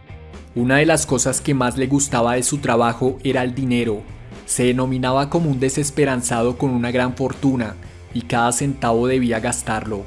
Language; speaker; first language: Spanish; native; Spanish